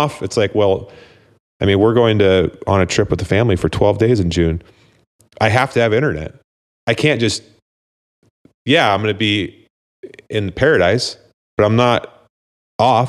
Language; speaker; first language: English; native; English